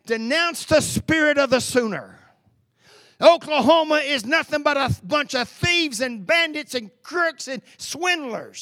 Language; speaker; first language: English; native; English